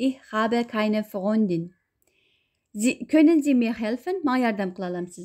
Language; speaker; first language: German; non-native, learner; Uyghur